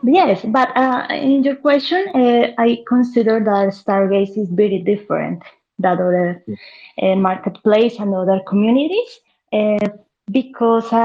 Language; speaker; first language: English; non-native, learner; Spanish